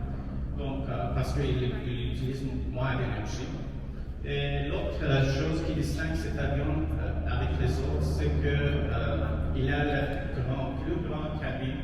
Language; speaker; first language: French; non-native, fluent; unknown